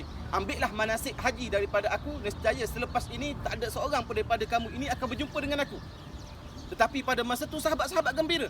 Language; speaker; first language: Malay; native; Malay